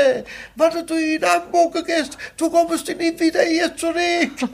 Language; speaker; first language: German; non-native, fluent; Italian